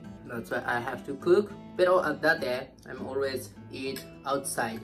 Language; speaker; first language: English; non-native, learner; Japanese